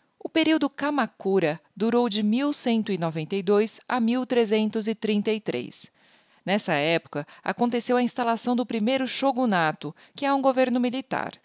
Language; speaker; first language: Portuguese; native; Portuguese